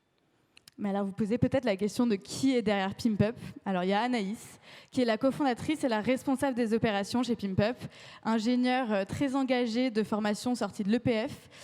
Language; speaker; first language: French; native; French